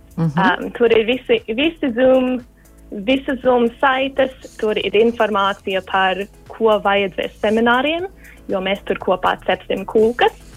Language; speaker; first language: Latvian; early bilingual, heritage; Latvian